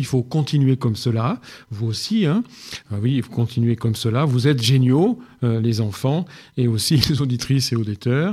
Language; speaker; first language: French; native; French